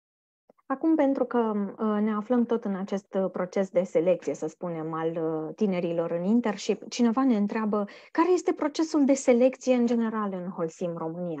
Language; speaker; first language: Romanian; native; Romanian